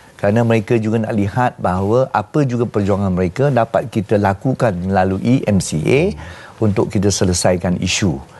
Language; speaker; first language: Malay; non-native, local second language; Chinese